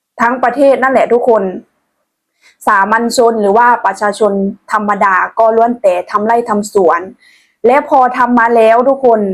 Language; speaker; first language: Thai; non-native, local second language; Northeastern Thai